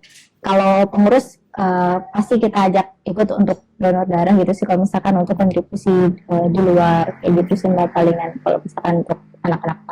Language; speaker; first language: Indonesian; native; Indonesian